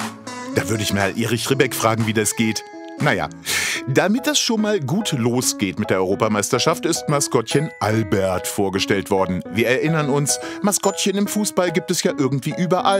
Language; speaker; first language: German; native; German